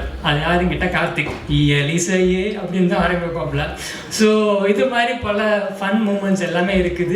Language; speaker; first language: Tamil; native; Tamil